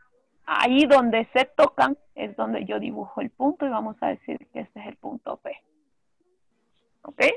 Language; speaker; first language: Spanish; native; Spanish